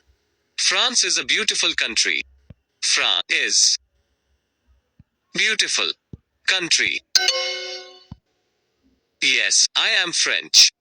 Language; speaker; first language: English; non-native, learner; Hindi